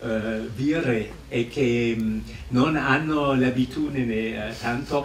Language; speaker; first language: Italian; non-native, fluent; English